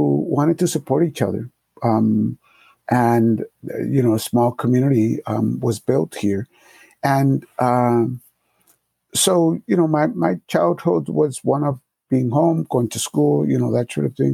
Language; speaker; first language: English; early bilingual, other home language; Spanish